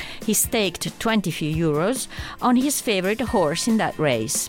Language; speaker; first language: English; non-native, fluent; Italian